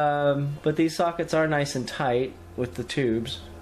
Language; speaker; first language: English; native; English